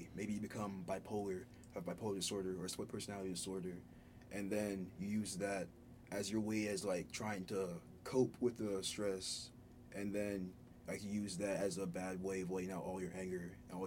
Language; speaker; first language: English; early bilingual, other home language; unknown